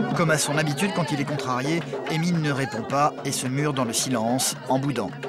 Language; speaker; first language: French; native; French